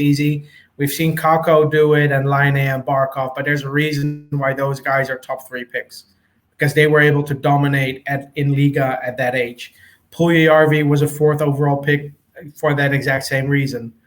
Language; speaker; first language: English; native; English